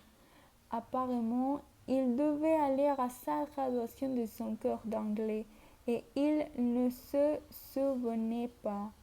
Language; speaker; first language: French; non-native, learner; Spanish